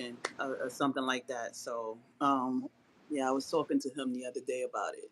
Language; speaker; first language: English; native; English